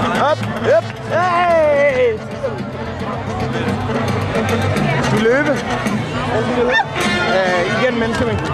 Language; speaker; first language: Danish; native; Danish